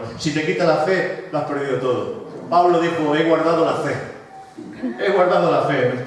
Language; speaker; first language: Spanish; native; Spanish